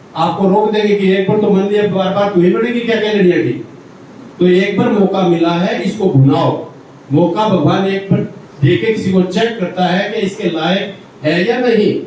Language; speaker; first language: Hindi; native; Hindi